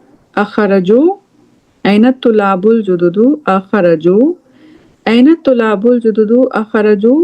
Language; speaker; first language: Arabic; non-native, fluent; English